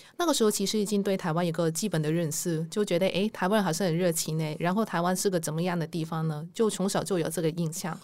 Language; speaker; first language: Chinese; non-native, local second language; Cantonese